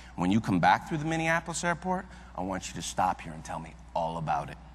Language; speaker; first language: English; native; English